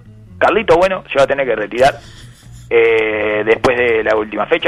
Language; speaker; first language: Spanish; native; Spanish